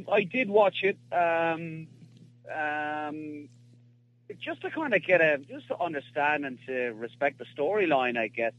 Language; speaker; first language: English; native; English